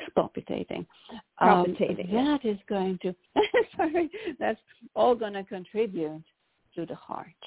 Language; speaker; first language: English; non-native, fluent; French